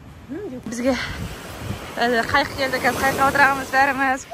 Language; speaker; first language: Kazakh; native; Kazakh